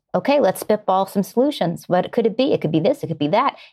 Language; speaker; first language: English; native; English